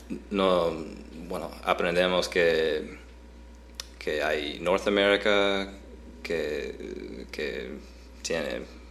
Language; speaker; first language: Spanish; non-native, fluent; English